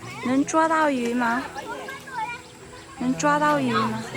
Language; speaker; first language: Chinese; non-native, learner; Vietnamese